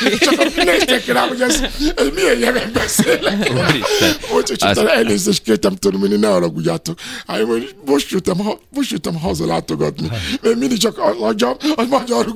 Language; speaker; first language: Hungarian; non-native, fluent; Yoruba